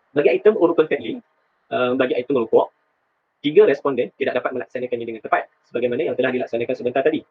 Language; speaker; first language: Malay; native; Malay